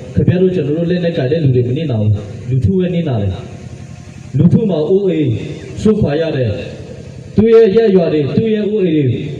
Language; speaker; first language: Burmese; non-native, local second language; Western Kayah